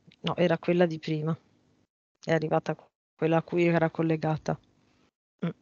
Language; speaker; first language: Italian; native; Italian